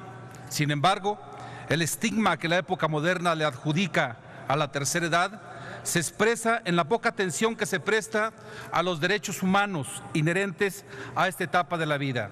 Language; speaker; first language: Spanish; native; Spanish